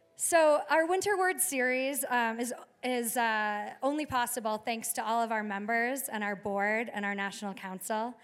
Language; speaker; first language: English; native; English